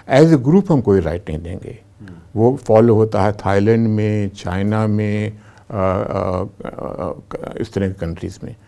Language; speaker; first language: Hindi; native; Hindi